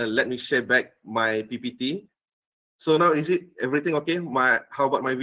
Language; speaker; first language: English; non-native, fluent; Malay